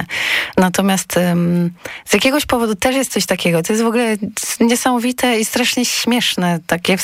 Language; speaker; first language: Polish; native; Polish